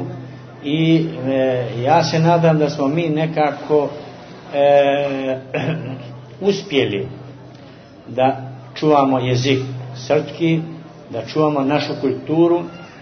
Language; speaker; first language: Serbian; early bilingual, heritage; Serbian